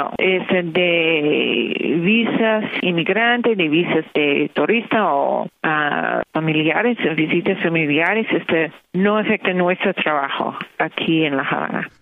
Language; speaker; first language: Spanish; non-native, fluent; English